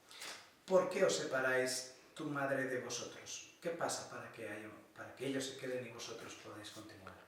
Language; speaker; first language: Spanish; native; Spanish